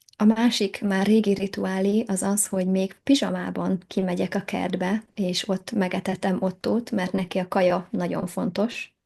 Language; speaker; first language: Hungarian; native; Hungarian